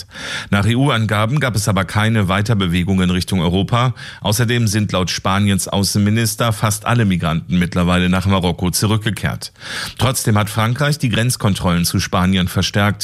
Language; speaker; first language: German; native; German